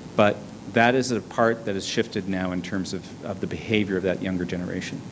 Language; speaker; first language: English; native; English